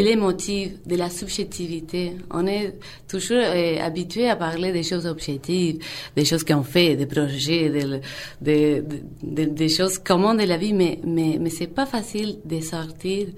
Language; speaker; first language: French; non-native, fluent; Spanish